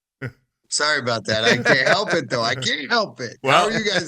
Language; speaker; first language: English; native; English